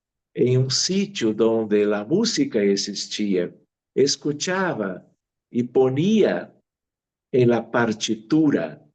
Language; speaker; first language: Spanish; non-native, fluent; Portuguese